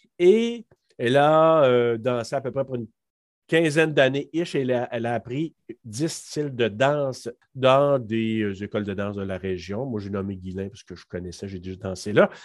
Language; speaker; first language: French; native; French